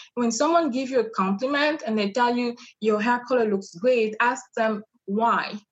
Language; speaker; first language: English; non-native, fluent; French